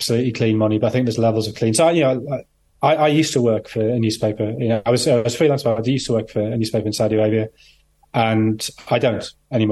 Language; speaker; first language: English; native; English